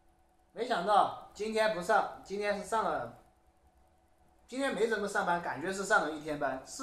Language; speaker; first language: Chinese; native; Chinese